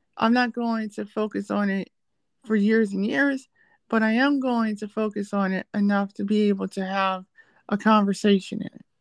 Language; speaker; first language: English; native; English